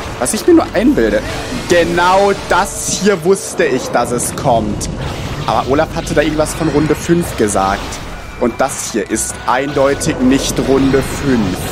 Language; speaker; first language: German; native; German